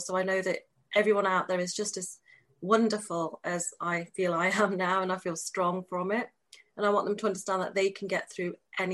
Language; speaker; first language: English; native; English